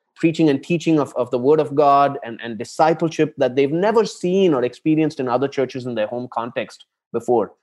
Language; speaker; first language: English; non-native, local second language; Tamil